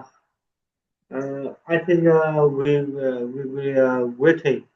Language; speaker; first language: English; non-native, learner; Vietnamese